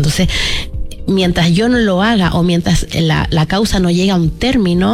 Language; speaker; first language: Spanish; native; Spanish